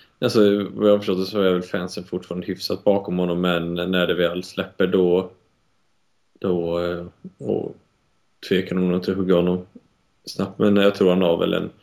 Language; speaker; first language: Swedish; native; Swedish